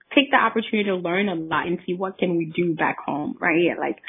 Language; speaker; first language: English; early bilingual, other home language; Haitian Creole